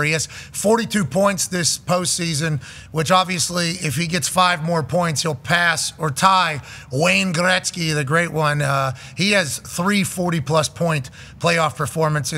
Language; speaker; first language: English; native; English